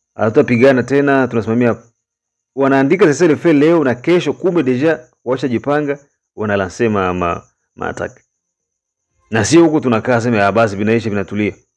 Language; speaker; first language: Swahili; native; Swahili